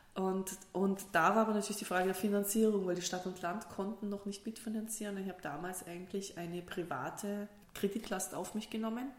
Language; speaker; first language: German; early bilingual, other home language; Russian